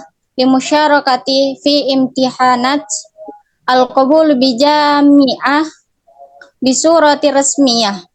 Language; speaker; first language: Arabic; non-native, learner; Indonesian